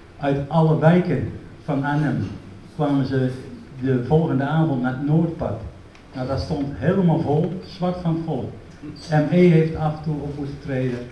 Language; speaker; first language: Dutch; native; Dutch